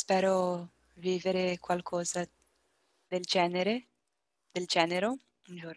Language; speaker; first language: Italian; non-native, learner; Portuguese